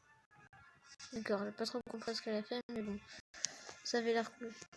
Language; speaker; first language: French; native; French